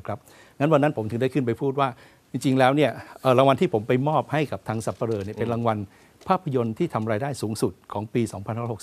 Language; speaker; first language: Thai; native; Thai